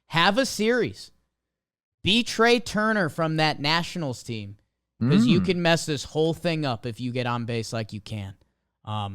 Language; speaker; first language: English; native; English